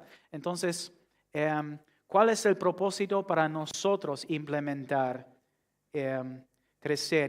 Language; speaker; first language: Spanish; non-native, fluent; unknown